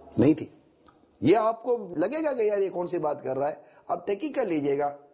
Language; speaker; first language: Urdu; native; Urdu